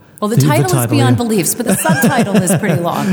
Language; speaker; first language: English; native; English